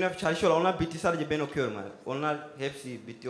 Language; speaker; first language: Turkish; non-native, learner; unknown